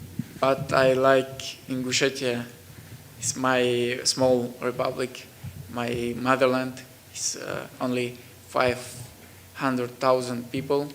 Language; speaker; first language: English; non-native, learner; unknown